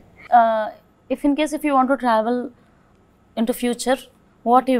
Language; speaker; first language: Telugu; native; Telugu